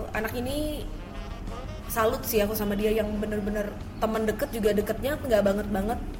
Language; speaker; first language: Indonesian; native; Indonesian